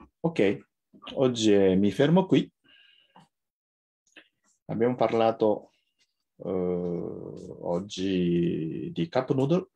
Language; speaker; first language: Italian; non-native, fluent; Japanese